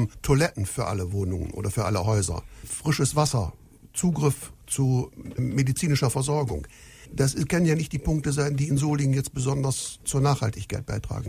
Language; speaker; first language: German; native; German